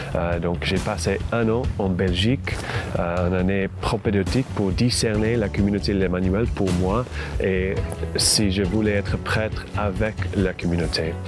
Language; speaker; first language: French; non-native, fluent; English